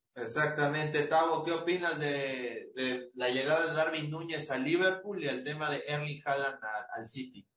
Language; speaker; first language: Spanish; native; Spanish